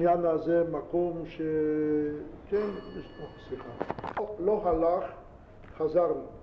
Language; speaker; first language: Hebrew; non-native, fluent; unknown